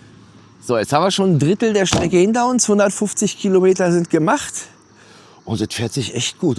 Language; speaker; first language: German; native; German